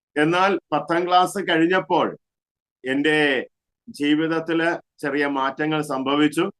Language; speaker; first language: Malayalam; native; Malayalam